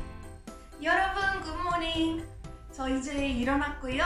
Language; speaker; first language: Korean; non-native, fluent; English